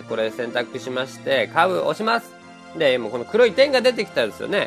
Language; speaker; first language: Japanese; native; Japanese